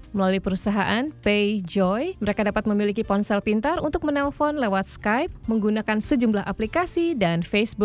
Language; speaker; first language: Indonesian; native; Indonesian